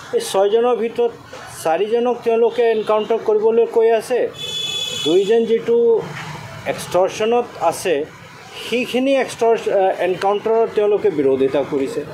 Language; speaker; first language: Assamese; non-native, fluent; Hindi